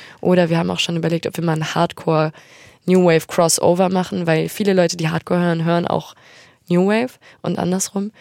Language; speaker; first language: German; native; German